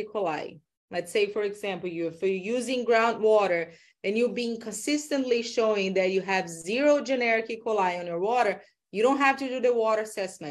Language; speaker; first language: English; non-native, fluent; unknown